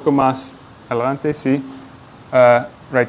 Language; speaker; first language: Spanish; non-native, learner; English